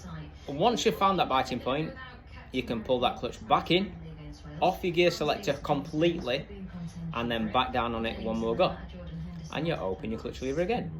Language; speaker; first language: English; native; English